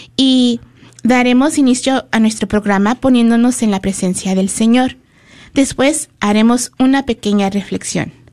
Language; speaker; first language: Spanish; early bilingual, heritage; Spanish